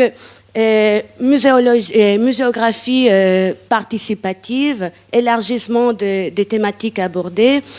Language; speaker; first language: French; non-native, fluent; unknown